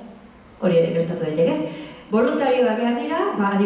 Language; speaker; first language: Basque; native; Basque